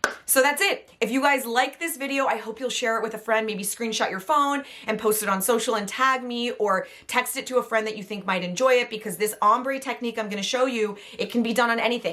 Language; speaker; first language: English; native; English